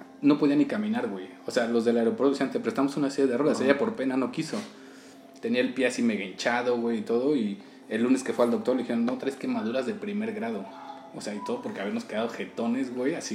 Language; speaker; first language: Spanish; native; Spanish